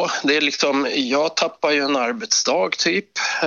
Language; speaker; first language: Swedish; native; Swedish